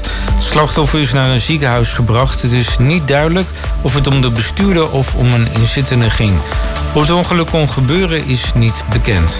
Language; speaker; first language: Dutch; native; Dutch